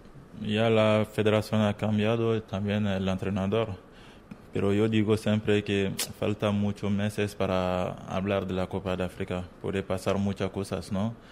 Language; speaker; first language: Spanish; non-native, learner; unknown